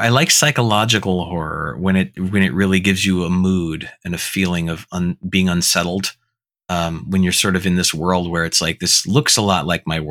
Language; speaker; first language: English; native; English